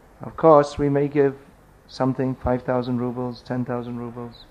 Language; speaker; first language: English; native; English